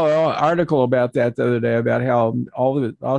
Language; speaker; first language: English; native; English